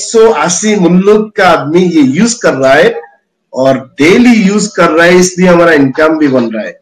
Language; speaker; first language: Hindi; non-native, fluent; Bangla